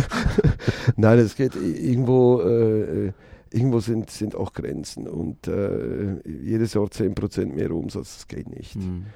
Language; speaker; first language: German; native; German